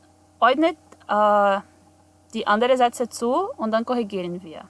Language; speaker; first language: German; non-native, fluent; Portuguese